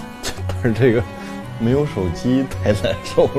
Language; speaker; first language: Chinese; native; Chinese